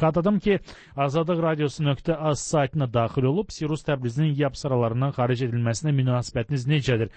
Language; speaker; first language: Azerbaijani; native; Azerbaijani